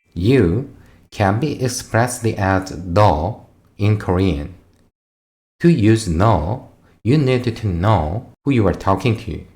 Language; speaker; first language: English; non-native, fluent; Korean